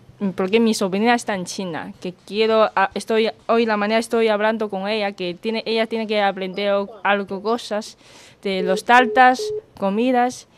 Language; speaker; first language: Spanish; non-native, learner; Chinese